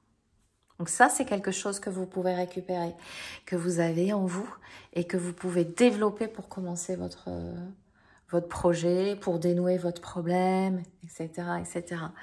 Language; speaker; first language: French; native; French